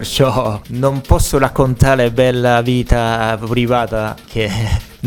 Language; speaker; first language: Italian; non-native, learner; Japanese